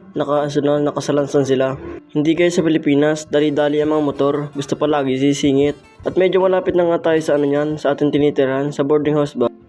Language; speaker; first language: Filipino; native; Filipino